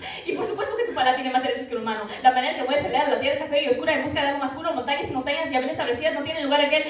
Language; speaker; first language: Spanish; early bilingual, other home language; English